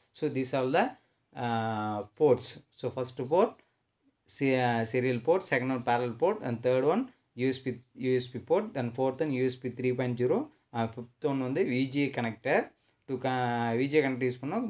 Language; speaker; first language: English; non-native, local second language; Tamil